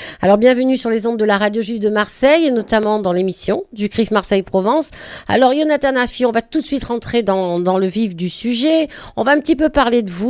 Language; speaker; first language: French; native; French